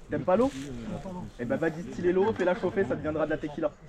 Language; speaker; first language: French; native; French